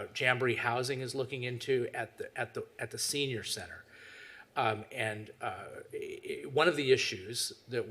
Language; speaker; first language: English; native; English